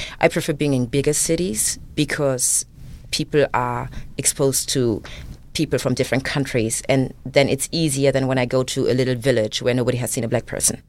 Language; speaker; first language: English; non-native, fluent; German